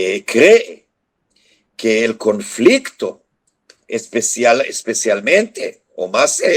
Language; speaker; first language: Spanish; non-native, fluent; Hebrew